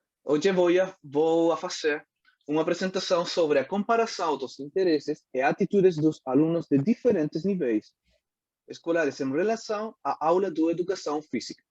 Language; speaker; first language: Portuguese; non-native, learner; Spanish